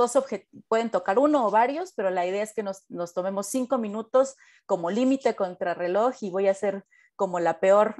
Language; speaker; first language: Spanish; native; Spanish